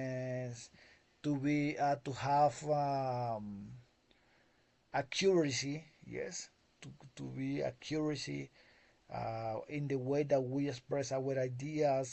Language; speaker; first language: English; non-native, learner; Spanish